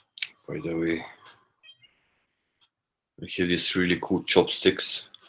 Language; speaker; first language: English; non-native, fluent; Korean